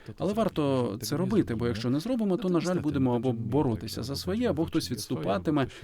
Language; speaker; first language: Ukrainian; non-native, fluent; Polish